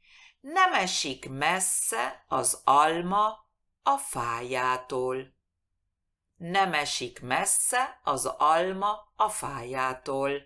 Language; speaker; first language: Hungarian; non-native, fluent; Spanish